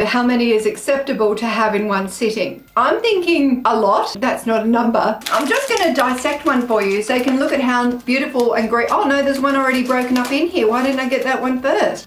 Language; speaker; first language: English; native; English